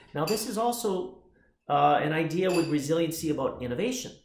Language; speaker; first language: English; native; English